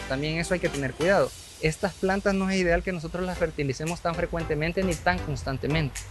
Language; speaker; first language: Spanish; native; Spanish